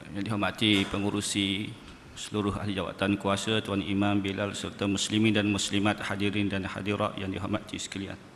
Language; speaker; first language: Malay; native; Malay